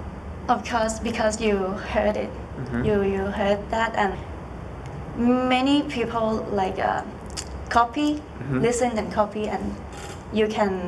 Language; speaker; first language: English; non-native, learner; Thai